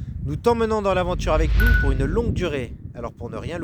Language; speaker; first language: French; native; French